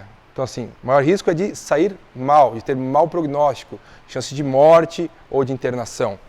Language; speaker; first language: Portuguese; native; Portuguese